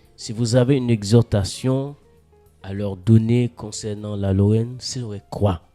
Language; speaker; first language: French; non-native, local second language; Haitian Creole